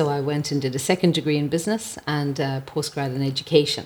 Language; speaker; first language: English; native; English